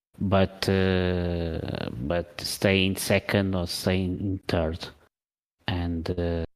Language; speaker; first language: English; non-native, learner; Portuguese